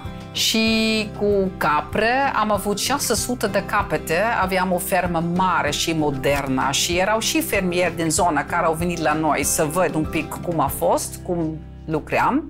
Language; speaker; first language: Romanian; non-native, fluent; Dutch